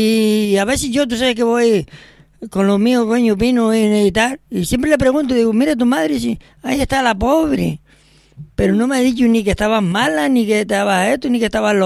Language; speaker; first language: Spanish; native; Spanish